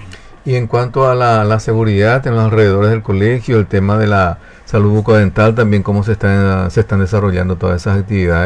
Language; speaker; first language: Spanish; native; Spanish